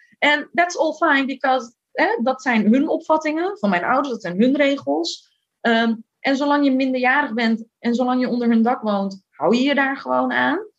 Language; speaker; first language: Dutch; early bilingual, other home language; Turkish